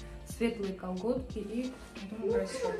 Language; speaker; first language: Russian; native; Russian